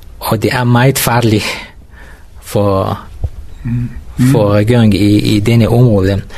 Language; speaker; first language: Danish; non-native, learner; Kurdish